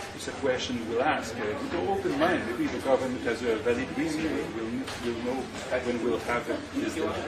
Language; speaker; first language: English; non-native, fluent; French